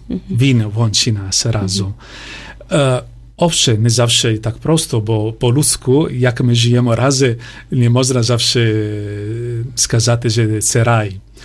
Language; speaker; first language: Ukrainian; non-native, learner; Italian